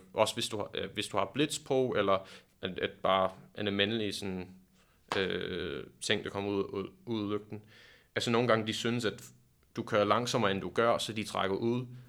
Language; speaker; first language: Danish; non-native, fluent; English